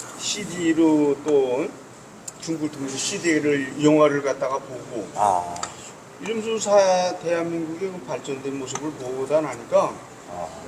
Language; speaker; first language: Korean; native; Korean